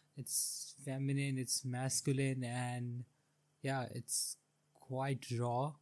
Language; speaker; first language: English; non-native, local second language; Hindi